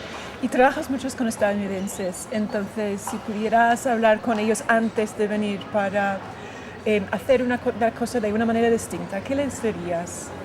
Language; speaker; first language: Spanish; non-native, fluent; English